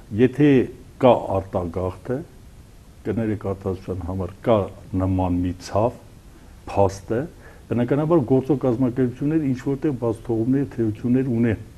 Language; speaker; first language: Armenian; non-native, local second language; Kurdish